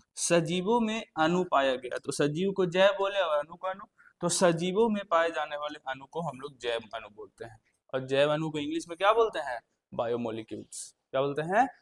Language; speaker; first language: Hindi; native; Hindi